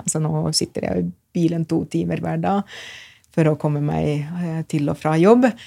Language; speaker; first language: Norwegian; non-native, fluent; Finnish